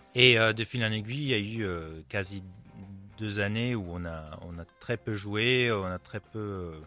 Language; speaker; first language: French; non-native, fluent; Hebrew